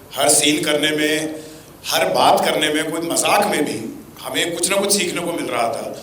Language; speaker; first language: Hindi; native; Hindi